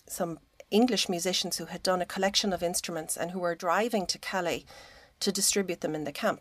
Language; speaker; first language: English; native; English